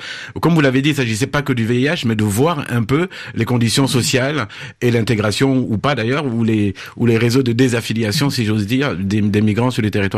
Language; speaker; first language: French; native; French